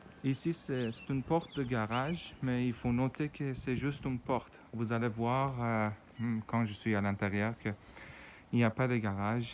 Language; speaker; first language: French; non-native, fluent; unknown